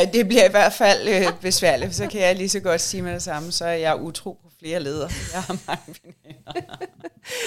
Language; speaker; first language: Danish; native; Danish